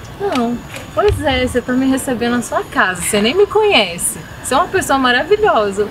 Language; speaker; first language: Portuguese; native; Portuguese